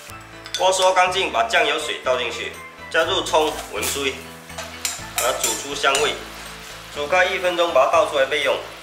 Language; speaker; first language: Chinese; non-native, local second language; Min Nan Chinese